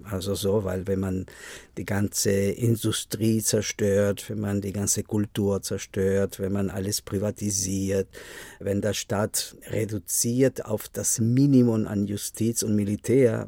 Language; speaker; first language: German; non-native, fluent; Spanish